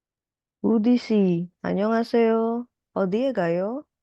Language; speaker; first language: Korean; non-native, learner; Indonesian